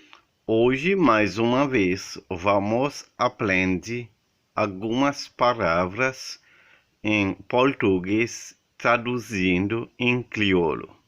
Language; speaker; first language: Portuguese; non-native, learner; Haitian Creole